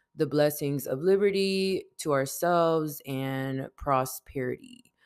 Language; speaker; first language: English; early bilingual, other home language; Spanish